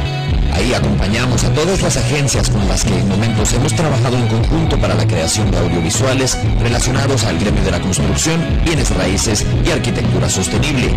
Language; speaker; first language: Spanish; native; Spanish